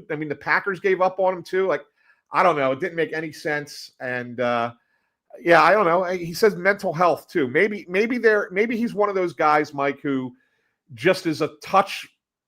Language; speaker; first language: English; native; English